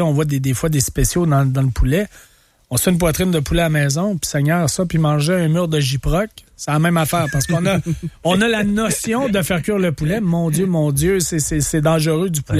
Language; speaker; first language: French; native; French